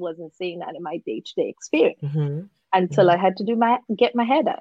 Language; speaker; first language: English; non-native, local second language; Xhosa